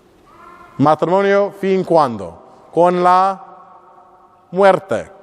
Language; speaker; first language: Spanish; non-native, learner; English